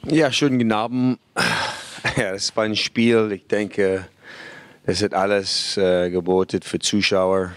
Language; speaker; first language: German; non-native, fluent; English